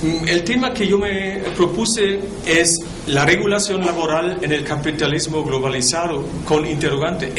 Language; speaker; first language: Spanish; non-native, fluent; German